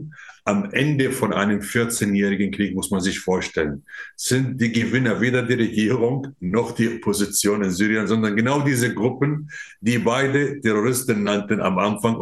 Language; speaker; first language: German; non-native, fluent; Arabic